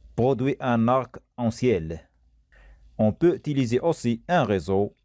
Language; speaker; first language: French; non-native, local second language; Arabic